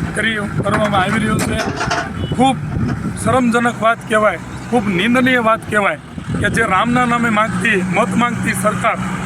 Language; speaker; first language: Gujarati; native; Gujarati